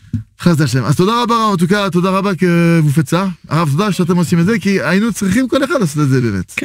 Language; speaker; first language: Hebrew; non-native, fluent; French